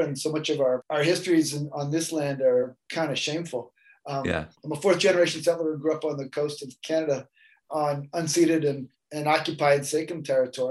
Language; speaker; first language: English; native; English